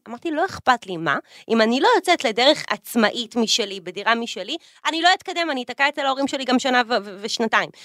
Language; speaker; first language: Hebrew; native; Hebrew